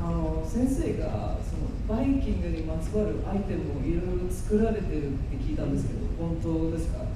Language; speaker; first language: Japanese; native; Japanese